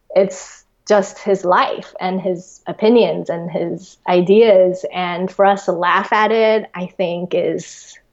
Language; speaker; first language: English; early bilingual, other home language; Chinese